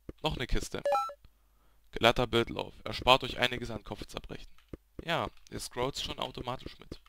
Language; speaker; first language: German; native; German